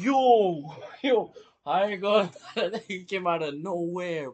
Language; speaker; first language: English; native; English